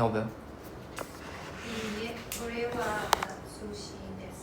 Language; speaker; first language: Japanese; non-native, learner; English